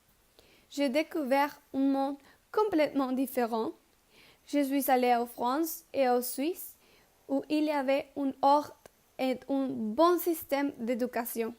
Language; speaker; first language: French; non-native, learner; Spanish